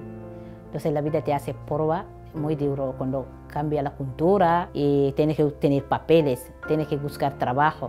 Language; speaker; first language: Spanish; non-native, learner; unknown